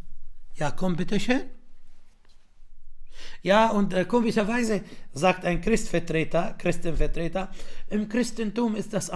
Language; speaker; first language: German; non-native, fluent; Arabic